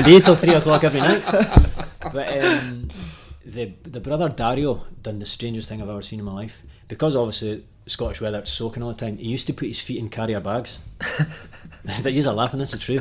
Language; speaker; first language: English; native; English